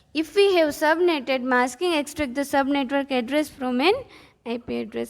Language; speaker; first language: English; non-native, local second language; Gujarati